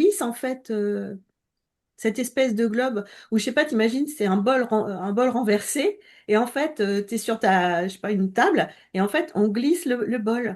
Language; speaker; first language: French; native; French